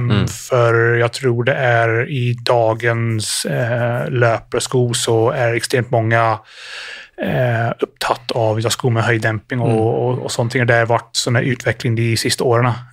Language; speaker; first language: Norwegian; non-native, fluent; English